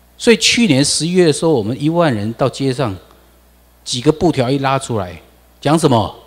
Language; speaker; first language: Chinese; non-native, local second language; Min Nan Chinese